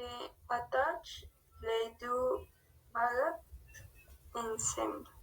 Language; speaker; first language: French; non-native, learner; Spanish